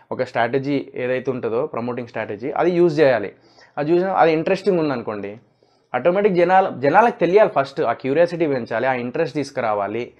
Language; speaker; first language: Telugu; native; Telugu